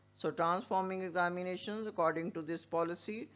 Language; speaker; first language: English; non-native, local second language; Punjabi